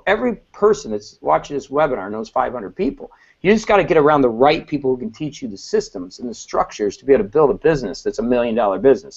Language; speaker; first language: English; native; English